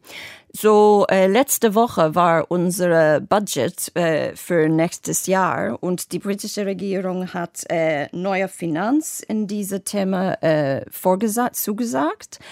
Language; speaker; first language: German; non-native, fluent; English